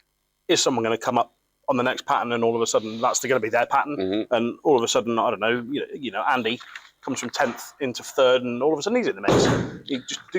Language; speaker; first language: English; native; English